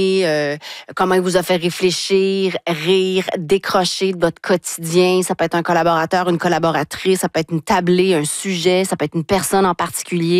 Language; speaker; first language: French; native; French